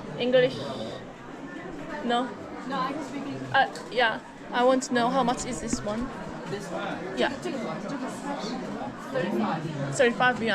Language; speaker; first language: English; non-native, learner; Korean